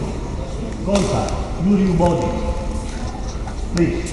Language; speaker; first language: English; non-native, learner; Italian